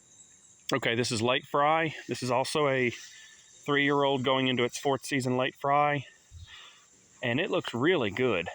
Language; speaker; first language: English; native; English